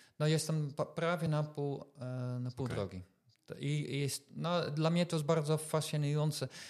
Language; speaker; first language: Polish; non-native, fluent; Dutch